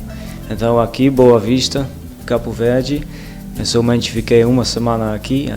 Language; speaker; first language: Portuguese; non-native, learner; Dutch